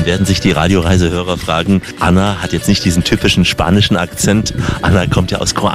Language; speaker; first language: German; native; German